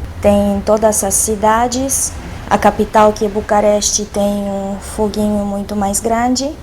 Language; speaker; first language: Portuguese; non-native, fluent; Romanian